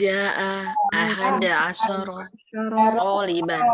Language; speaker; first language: Arabic; non-native, learner; Indonesian